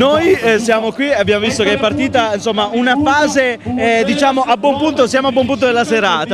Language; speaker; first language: Italian; native; Italian